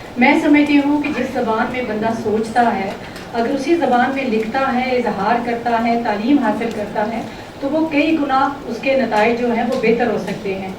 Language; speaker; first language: Urdu; non-native, local second language; Punjabi